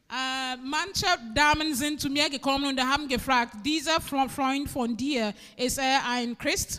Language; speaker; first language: German; non-native, fluent; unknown